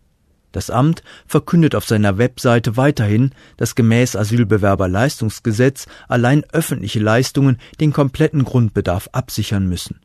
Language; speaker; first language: German; native; German